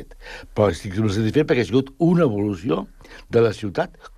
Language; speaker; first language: Catalan; native; Catalan